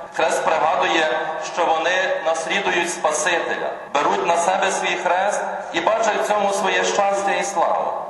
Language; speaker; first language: Ukrainian; native; Ukrainian